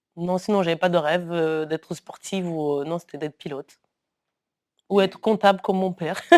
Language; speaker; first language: French; early bilingual, other home language; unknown